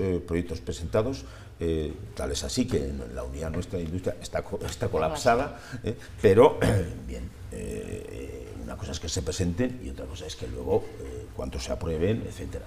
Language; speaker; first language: Spanish; native; Spanish